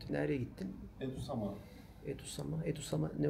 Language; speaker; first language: Turkish; native; Turkish